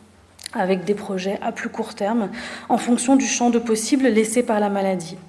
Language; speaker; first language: French; native; French